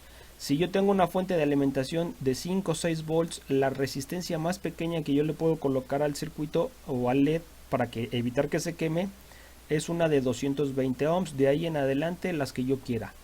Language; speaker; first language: Spanish; native; Spanish